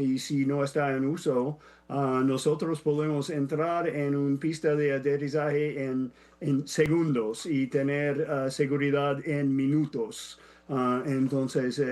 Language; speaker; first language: Spanish; non-native, fluent; English